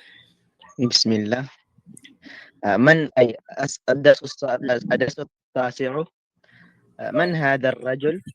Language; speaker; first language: Arabic; non-native, learner; Filipino